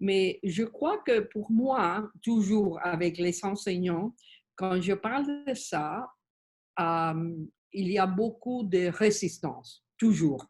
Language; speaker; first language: French; non-native, learner; Spanish